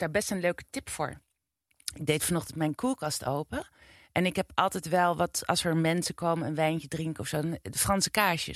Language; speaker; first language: Dutch; native; Dutch